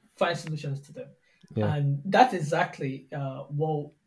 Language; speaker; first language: English; non-native, local second language; Yoruba